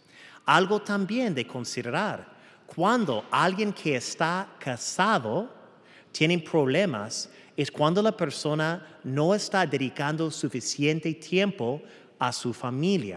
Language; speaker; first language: Spanish; early bilingual, heritage; English